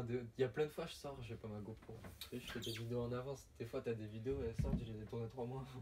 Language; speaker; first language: French; native; French